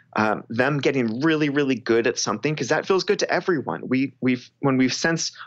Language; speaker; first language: English; native; English